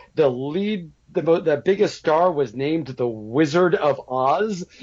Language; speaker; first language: English; native; English